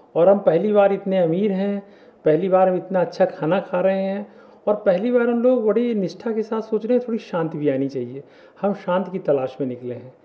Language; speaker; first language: Hindi; native; Hindi